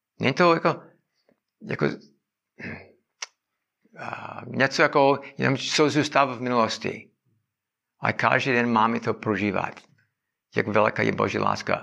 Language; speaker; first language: Czech; non-native, learner; English